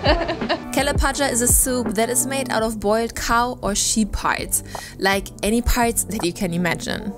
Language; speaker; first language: English; non-native, fluent; German